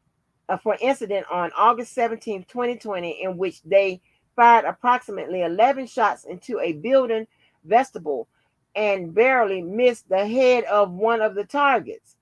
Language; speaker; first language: English; native; English